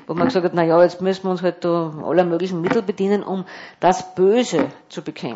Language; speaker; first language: German; native; German